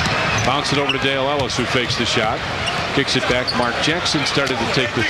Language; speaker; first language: English; native; English